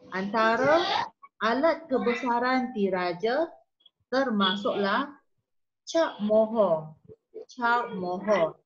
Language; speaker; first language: Malay; native; Malay